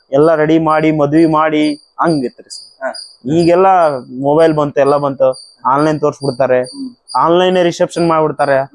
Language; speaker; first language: Kannada; early bilingual, other home language; Punjabi